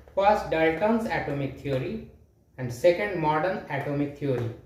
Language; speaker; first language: English; non-native, local second language; Hindi